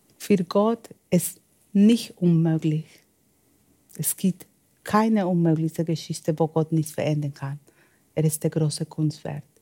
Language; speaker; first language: German; non-native, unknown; Spanish